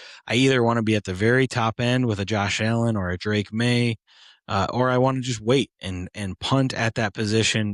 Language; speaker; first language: English; native; English